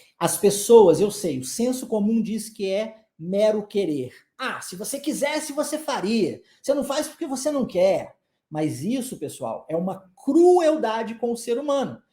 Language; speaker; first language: Portuguese; native; Portuguese